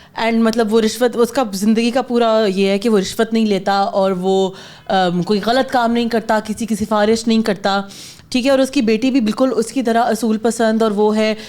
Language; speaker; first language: Urdu; native; Urdu